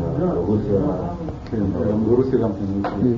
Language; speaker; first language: Hebrew; non-native, fluent; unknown